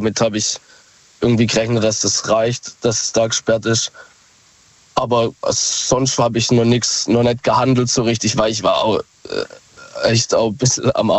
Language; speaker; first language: German; native; German